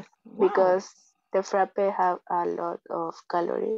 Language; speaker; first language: English; non-native, learner; Spanish